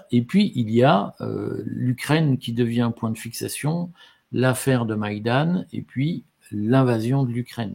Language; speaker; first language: French; native; French